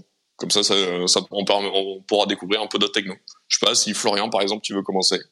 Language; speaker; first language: French; native; French